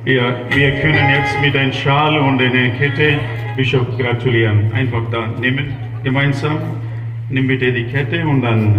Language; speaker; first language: German; non-native, fluent; Telugu